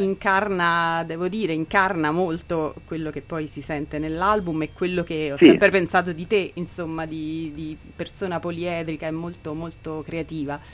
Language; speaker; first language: Italian; native; Italian